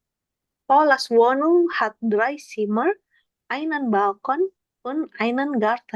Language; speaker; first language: German; non-native, learner; Indonesian